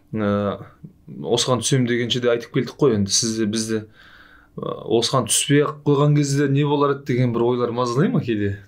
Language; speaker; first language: Kazakh; native; Kazakh